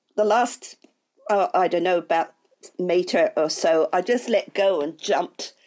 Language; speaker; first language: English; native; English